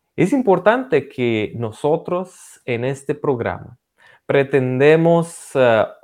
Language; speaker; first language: Spanish; non-native, fluent; Romanian